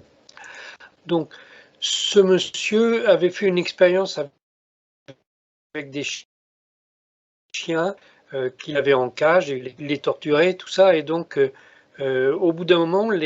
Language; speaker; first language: French; native; French